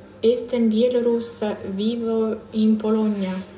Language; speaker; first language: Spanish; non-native, learner; Russian